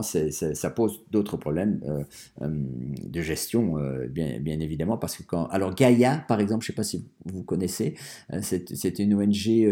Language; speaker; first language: French; native; French